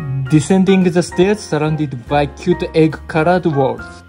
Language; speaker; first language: English; non-native, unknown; Japanese